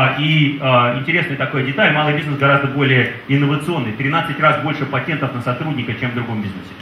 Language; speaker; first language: Russian; native; Russian